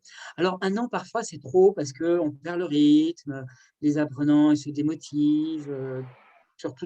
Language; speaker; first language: French; native; French